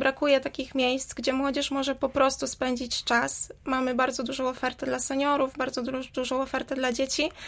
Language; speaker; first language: Polish; native; Polish